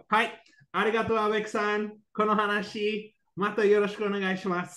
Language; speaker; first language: Japanese; non-native, learner; English